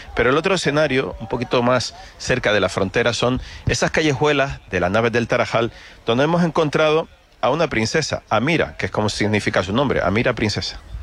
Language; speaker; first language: Spanish; native; Spanish